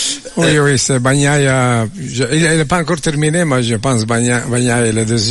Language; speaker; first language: French; non-native, learner; Italian